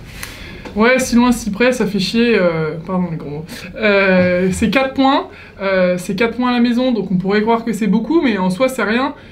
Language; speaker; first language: French; native; French